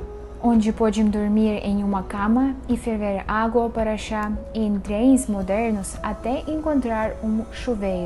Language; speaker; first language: Portuguese; non-native, fluent; Russian